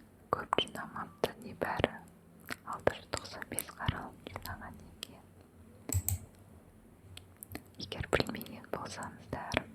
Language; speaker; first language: Kazakh; non-native, local second language; Russian